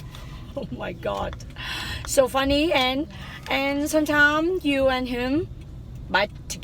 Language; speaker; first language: English; non-native, learner; Vietnamese